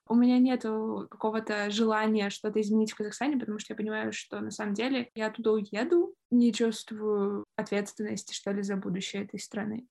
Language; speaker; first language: Russian; native; Russian